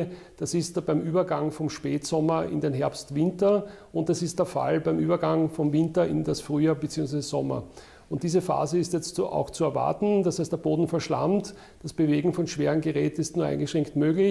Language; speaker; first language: German; native; German